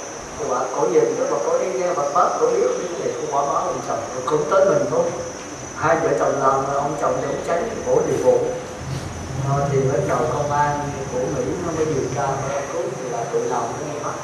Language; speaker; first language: Vietnamese; native; Vietnamese